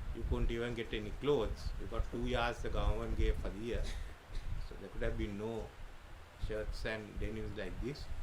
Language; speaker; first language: English; non-native, local second language; Sinhala